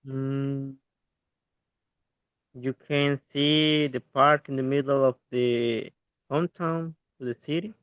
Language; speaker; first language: English; non-native, learner; Spanish